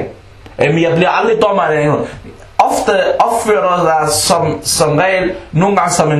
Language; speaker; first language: Danish; early bilingual, other home language; Arabic